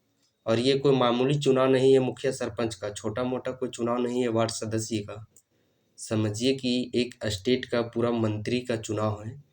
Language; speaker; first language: Hindi; native; Hindi